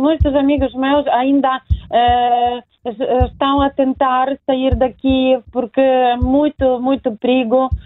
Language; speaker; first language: Portuguese; non-native, learner; Ukrainian